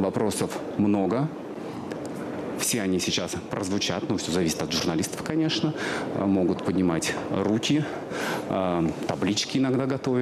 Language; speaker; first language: Russian; native; Russian